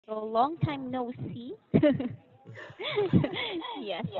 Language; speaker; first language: English; non-native, local second language; Filipino